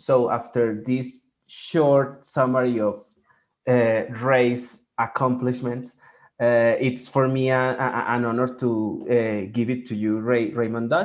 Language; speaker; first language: English; non-native, fluent; Spanish